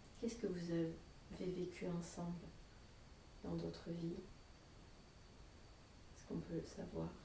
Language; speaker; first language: French; native; French